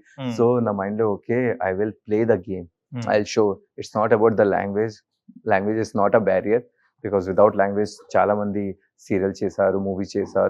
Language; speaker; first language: Telugu; non-native, local second language; Hindi